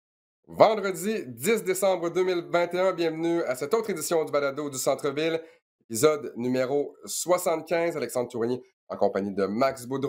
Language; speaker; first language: French; native; French